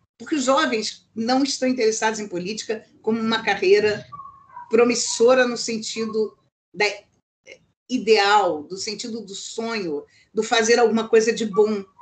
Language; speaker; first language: Portuguese; native; Portuguese